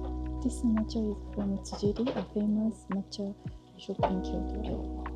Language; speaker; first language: English; non-native, learner; Japanese